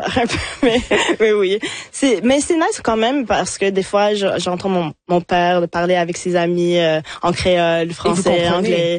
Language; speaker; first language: French; non-native, local second language; English